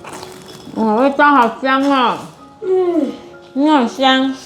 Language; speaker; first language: Chinese; native; Chinese